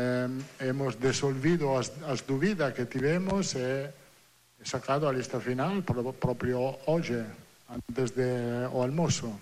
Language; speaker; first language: Portuguese; non-native, learner; Italian